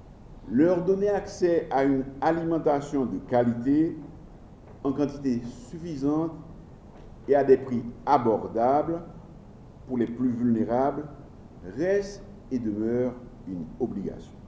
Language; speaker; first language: French; non-native, local second language; Haitian Creole